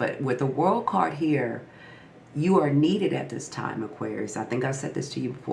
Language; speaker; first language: English; native; English